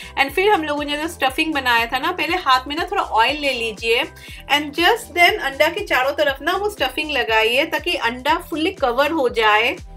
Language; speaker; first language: Hindi; non-native, local second language; Bangla